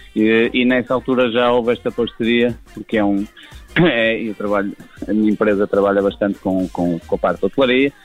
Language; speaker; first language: Portuguese; native; Portuguese